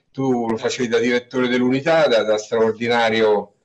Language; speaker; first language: Italian; native; Italian